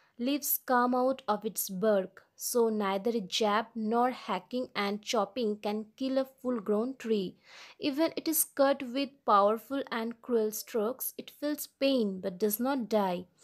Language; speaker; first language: English; non-native, local second language; Bangla